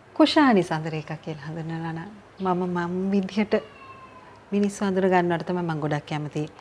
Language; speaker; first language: Sinhala; native; Sinhala